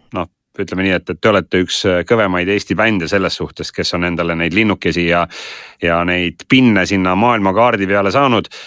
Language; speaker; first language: Estonian; native; Estonian